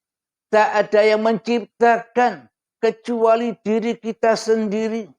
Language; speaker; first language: Indonesian; non-native, local second language; Javanese